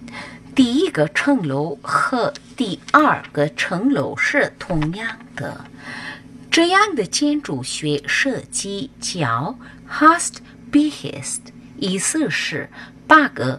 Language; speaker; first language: Chinese; non-native, fluent; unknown